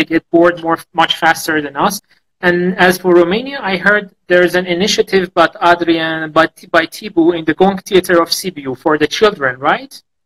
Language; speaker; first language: English; non-native, fluent; Azerbaijani